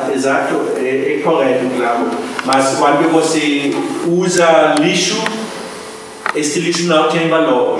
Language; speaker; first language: Portuguese; non-native, fluent; German